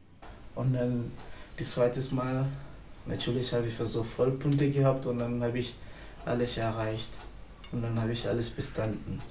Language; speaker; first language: German; non-native, learner; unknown